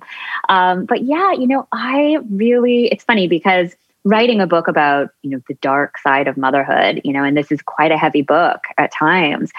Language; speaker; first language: English; native; English